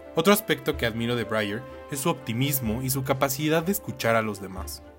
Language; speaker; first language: Spanish; native; Spanish